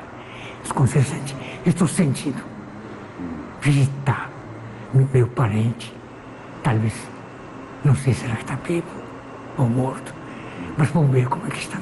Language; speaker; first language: Portuguese; non-native, learner; Korean